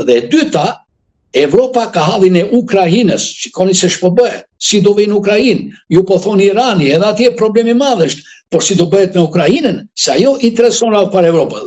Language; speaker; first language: Albanian; native; Albanian